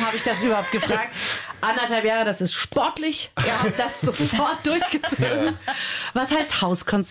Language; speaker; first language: German; native; German